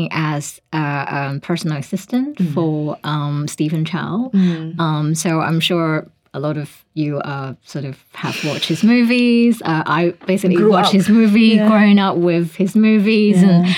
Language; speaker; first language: English; non-native, local second language; Cantonese